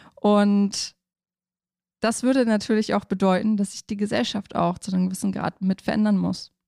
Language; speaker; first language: German; native; German